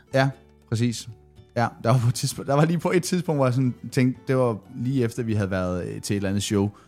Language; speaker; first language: Danish; native; Danish